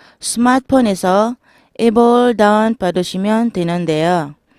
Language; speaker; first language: Korean; non-native, learner; Filipino